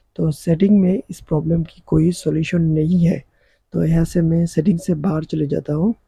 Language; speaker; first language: Hindi; non-native, local second language; Bangla